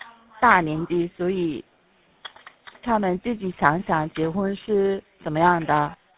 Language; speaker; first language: Chinese; non-native, fluent; Korean